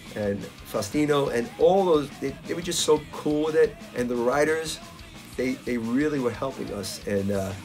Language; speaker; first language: English; native; English